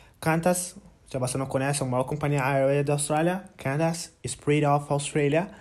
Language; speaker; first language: Portuguese; non-native, learner; English